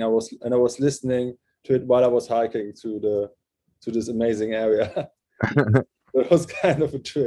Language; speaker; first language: English; non-native, fluent; German